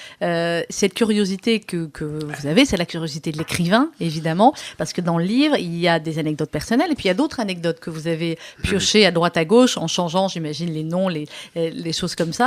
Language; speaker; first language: French; native; French